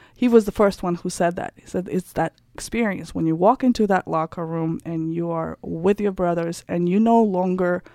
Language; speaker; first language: English; non-native, fluent; Kazakh